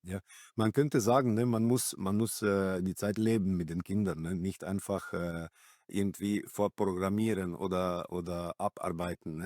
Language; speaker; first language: German; non-native, fluent; Slovenian